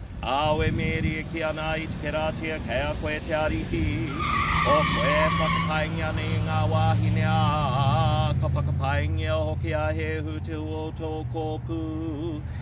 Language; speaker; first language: Māori; non-native, local second language; English